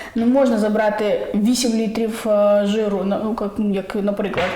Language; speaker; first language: Ukrainian; non-native, local second language; Russian